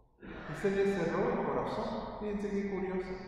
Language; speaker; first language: Spanish; native; Spanish